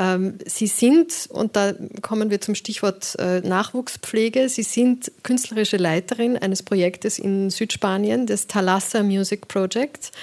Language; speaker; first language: German; native; German